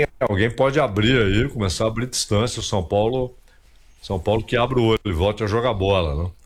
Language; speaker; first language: Portuguese; native; Portuguese